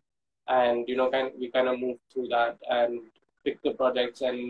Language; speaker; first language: English; non-native, local second language; Hindi